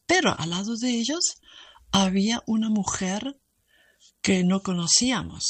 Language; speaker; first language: Spanish; non-native, fluent; German